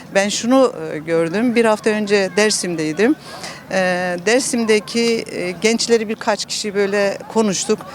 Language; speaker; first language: Turkish; native; Turkish